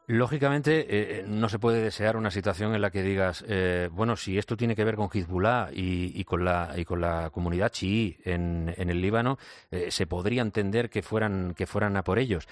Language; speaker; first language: Spanish; native; Spanish